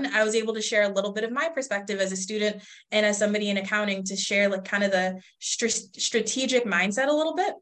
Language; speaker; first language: English; native; English